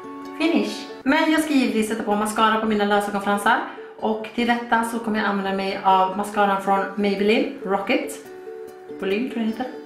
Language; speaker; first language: Swedish; native; Swedish